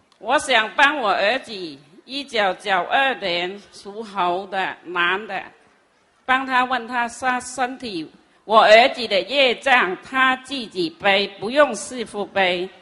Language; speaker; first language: Chinese; non-native, local second language; Cantonese